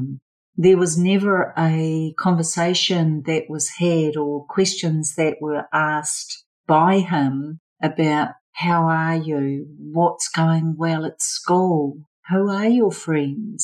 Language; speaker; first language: English; native; English